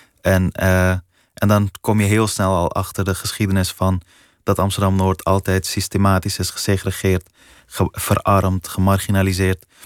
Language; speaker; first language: Dutch; early bilingual, other home language; Persian